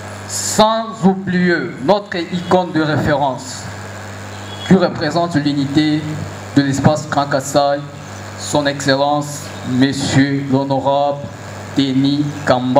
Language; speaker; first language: French; non-native, local second language; Luba-Lulua